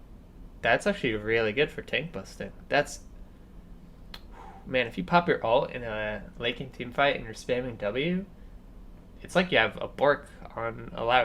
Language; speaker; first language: English; native; English